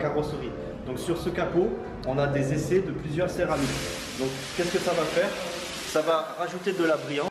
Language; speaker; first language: French; native; French